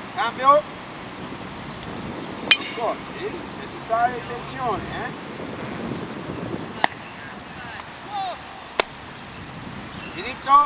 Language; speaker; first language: Italian; non-native, learner; English